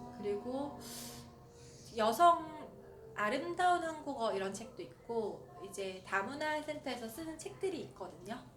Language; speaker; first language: Korean; native; Korean